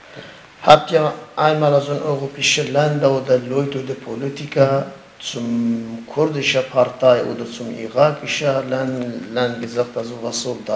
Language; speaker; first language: German; non-native, learner; Kurdish